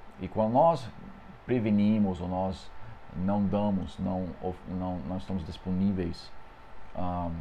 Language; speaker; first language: Portuguese; non-native, fluent; English